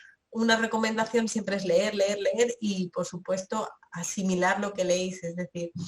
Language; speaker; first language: Spanish; native; Spanish